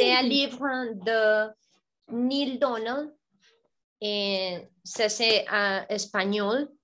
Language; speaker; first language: French; non-native, learner; Spanish